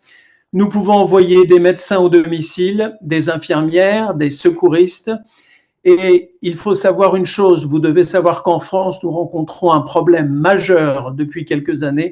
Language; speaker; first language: French; native; French